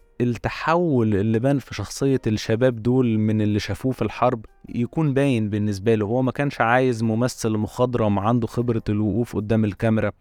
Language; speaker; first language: Arabic; native; Arabic